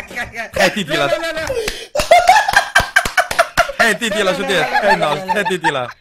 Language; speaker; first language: Chinese; native; Chinese